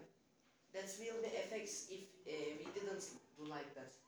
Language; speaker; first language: English; non-native, learner; Turkish